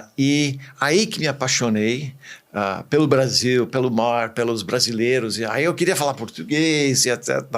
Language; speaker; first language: Portuguese; early bilingual, other home language; English